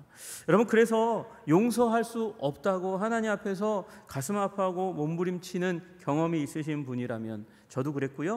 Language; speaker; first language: Korean; native; Korean